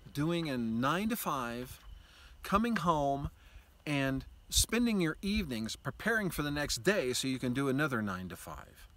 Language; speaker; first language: English; native; English